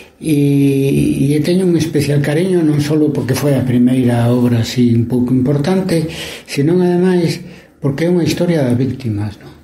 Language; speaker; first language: Galician; non-native, local second language; Spanish